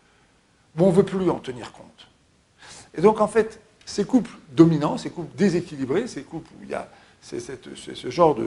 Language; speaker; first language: French; native; French